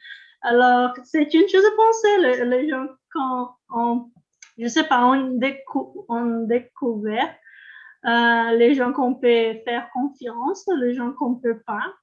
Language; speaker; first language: French; non-native, learner; Portuguese